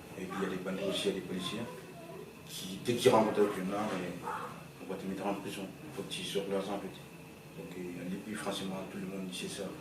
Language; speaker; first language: French; non-native, local second language; Soninke